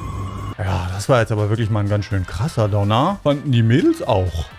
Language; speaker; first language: German; native; German